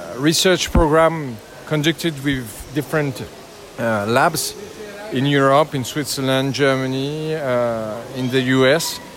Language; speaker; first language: English; non-native, learner; French